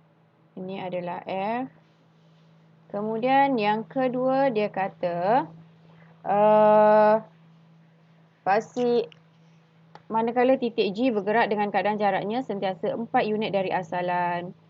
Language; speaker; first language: Malay; native; Malay